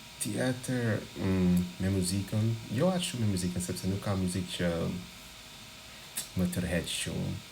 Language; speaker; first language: Albanian; non-native, learner; English